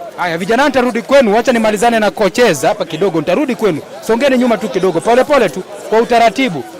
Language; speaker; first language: Swahili; non-native, local second language; Gusii